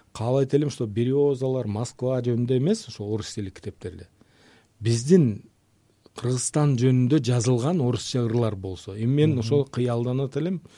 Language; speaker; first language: Kyrgyz; non-native, local second language; Uzbek